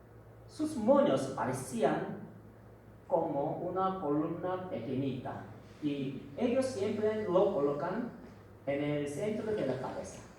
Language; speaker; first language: Spanish; non-native, fluent; Korean